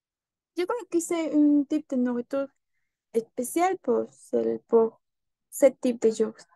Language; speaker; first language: French; non-native, learner; Spanish